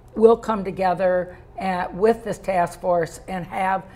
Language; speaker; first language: English; native; English